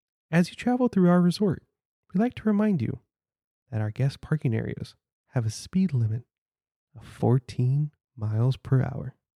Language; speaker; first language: English; native; English